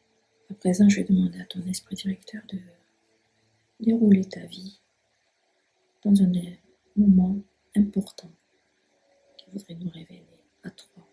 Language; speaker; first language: French; native; French